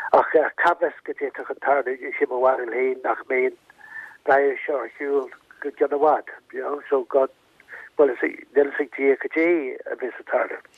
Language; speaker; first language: Irish; native; Irish